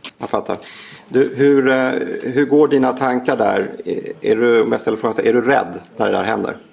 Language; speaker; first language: Swedish; native; Swedish